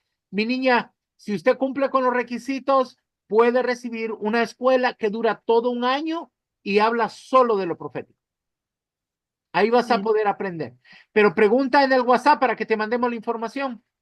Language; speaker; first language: Spanish; native; Spanish